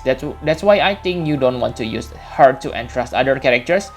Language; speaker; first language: English; non-native, fluent; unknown